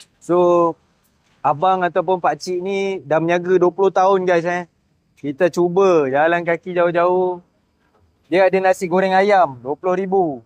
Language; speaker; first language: Malay; native; Malay